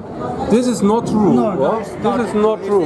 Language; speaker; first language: English; non-native, fluent; German